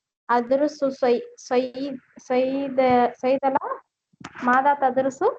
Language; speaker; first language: Arabic; non-native, learner; Tamil